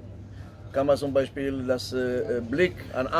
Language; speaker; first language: German; non-native, learner; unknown